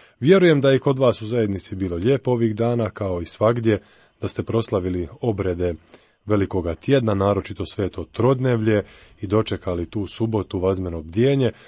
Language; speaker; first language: Croatian; native; Croatian